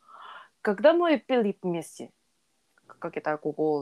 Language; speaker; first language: Russian; non-native, learner; Korean